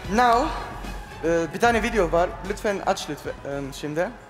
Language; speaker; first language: Turkish; non-native, learner; German